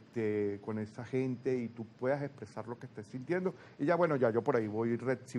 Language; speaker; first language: Spanish; native; Spanish